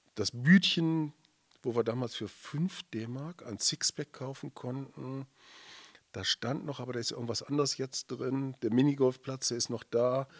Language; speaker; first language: German; native; German